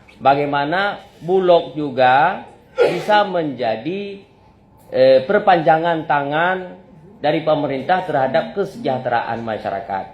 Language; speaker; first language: Indonesian; non-native, local second language; Achinese